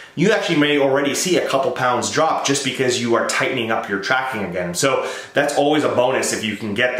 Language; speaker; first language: English; native; English